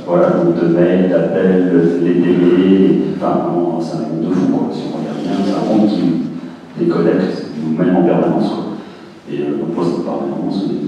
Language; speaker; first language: French; native; French